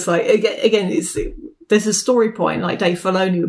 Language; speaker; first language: English; native; English